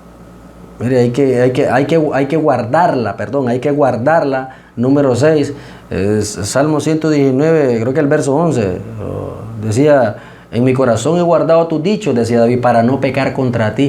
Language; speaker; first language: Spanish; native; Spanish